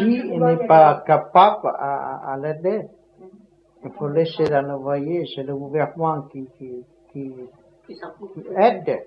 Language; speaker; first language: French; non-native, learner; Vietnamese